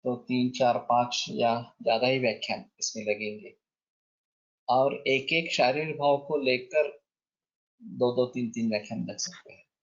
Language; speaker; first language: Hindi; non-native, local second language; Marathi